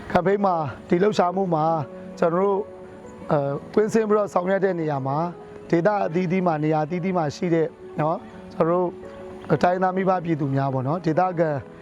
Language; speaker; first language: Burmese; native; Burmese